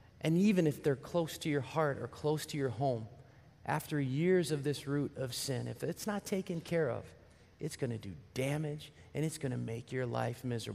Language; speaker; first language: English; native; English